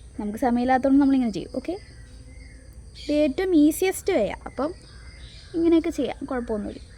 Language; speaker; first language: Malayalam; native; Malayalam